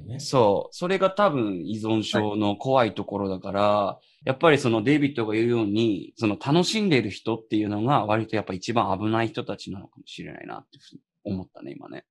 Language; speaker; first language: Japanese; native; Japanese